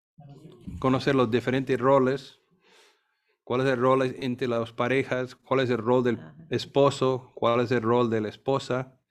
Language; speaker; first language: Spanish; non-native, fluent; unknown